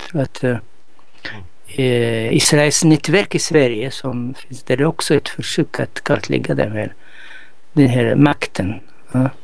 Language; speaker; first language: Swedish; non-native, fluent; Arabic